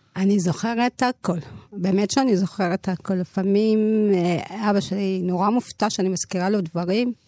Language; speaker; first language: Hebrew; early bilingual, other home language; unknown